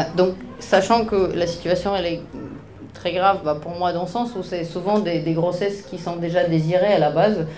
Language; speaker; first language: French; non-native, fluent; Polish